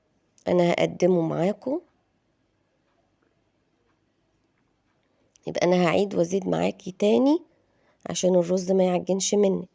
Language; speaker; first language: Arabic; native; Arabic